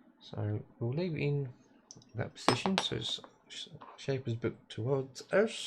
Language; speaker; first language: English; native; English